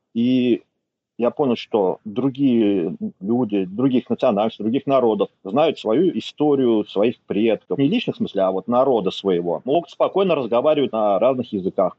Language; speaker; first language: Russian; native; Russian